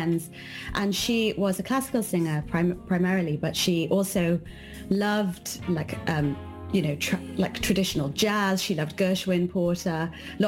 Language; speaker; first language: English; native; English